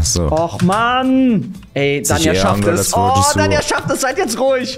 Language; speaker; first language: German; native; German